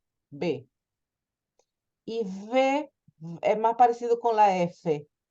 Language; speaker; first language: Portuguese; non-native, fluent; Spanish